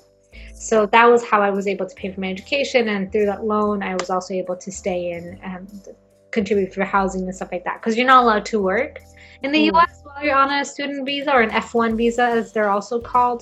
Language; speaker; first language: English; non-native, fluent; Swedish